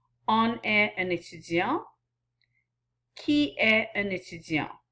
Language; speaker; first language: French; non-native, fluent; English